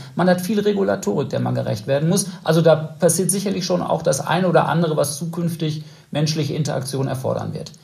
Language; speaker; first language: German; native; German